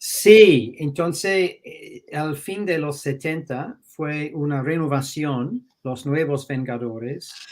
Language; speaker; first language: Spanish; non-native, fluent; English